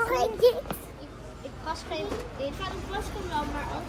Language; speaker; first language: Dutch; early bilingual, other home language; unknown